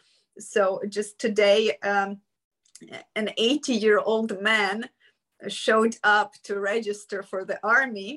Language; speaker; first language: English; non-native, fluent; Ukrainian